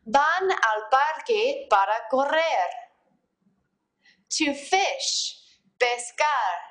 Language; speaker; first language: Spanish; non-native, fluent; English